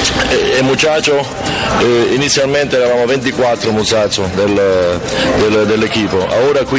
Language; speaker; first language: Spanish; non-native, learner; Italian